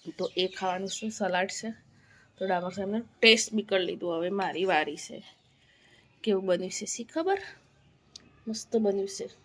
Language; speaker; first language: Gujarati; non-native, local second language; Bhili